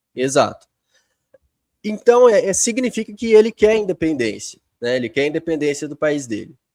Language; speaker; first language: Portuguese; native; Portuguese